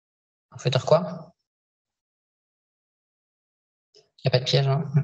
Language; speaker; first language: French; native; French